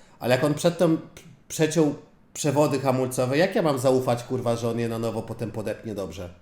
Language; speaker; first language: Polish; native; Polish